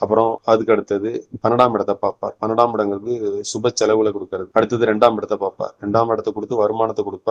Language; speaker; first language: Tamil; native; Tamil